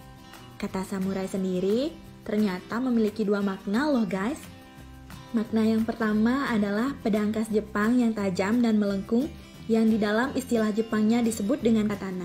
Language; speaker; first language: Indonesian; native; Indonesian